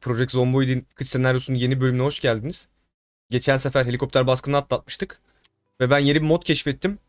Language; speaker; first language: Turkish; native; Turkish